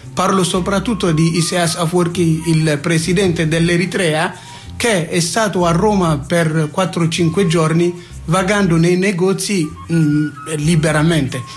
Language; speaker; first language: Italian; non-native, fluent; Tigrinya